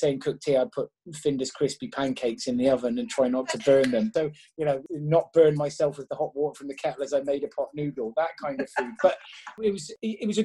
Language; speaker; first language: English; native; English